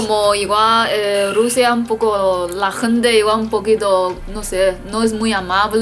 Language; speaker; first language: Spanish; non-native, fluent; Chinese